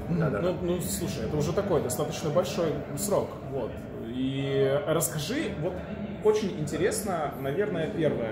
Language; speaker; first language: Russian; native; Russian